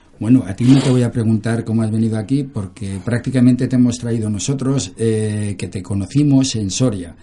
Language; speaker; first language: Spanish; native; Spanish